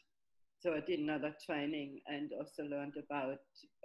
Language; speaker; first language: English; non-native, fluent; German